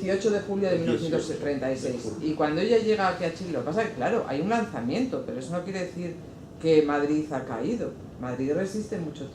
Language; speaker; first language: Spanish; native; Spanish